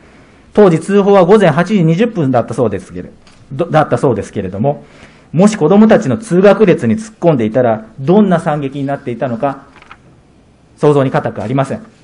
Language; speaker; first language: Japanese; native; Japanese